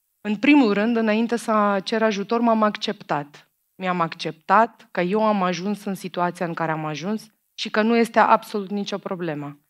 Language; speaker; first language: Romanian; non-native, fluent; Macedonian